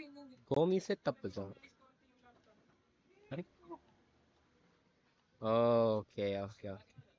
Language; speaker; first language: Japanese; non-native, learner; Filipino